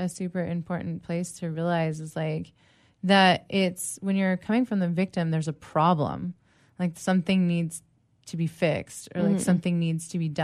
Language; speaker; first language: English; native; English